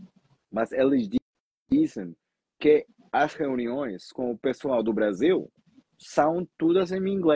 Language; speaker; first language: Portuguese; non-native, fluent; Spanish